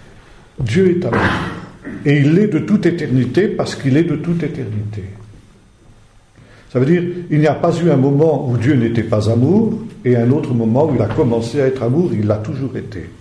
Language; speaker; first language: French; native; French